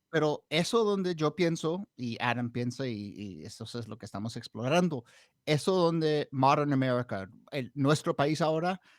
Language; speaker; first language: Spanish; non-native, fluent; English